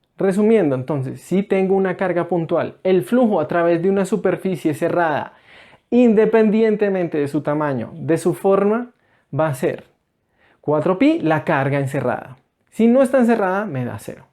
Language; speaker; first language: Spanish; native; Spanish